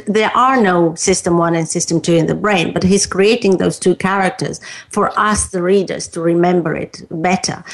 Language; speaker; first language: English; non-native, fluent; Romanian